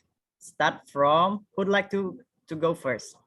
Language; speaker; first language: English; non-native, fluent; Indonesian